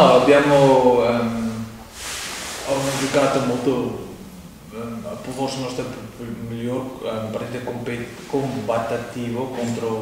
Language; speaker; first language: Italian; non-native, fluent; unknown